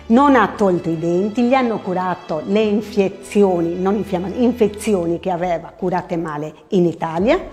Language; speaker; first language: Italian; native; Italian